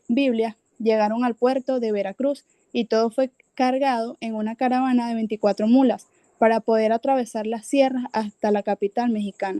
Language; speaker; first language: Spanish; native; Spanish